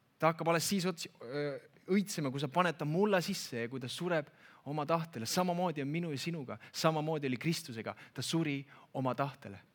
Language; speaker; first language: Estonian; native; Estonian